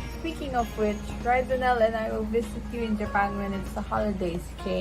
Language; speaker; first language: English; non-native, local second language; Filipino